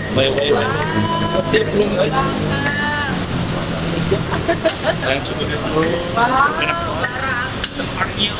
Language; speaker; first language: Indonesian; non-native, learner; Turkish